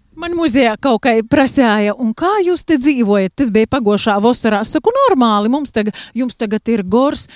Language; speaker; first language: Latvian; native; Latvian